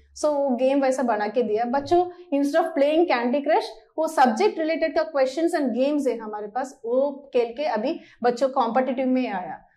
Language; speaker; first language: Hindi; non-native, local second language; Malayalam